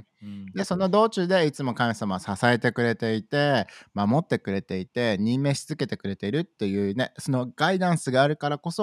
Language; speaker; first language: Japanese; native; Japanese